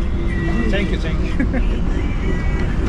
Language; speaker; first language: English; non-native, learner; Turkish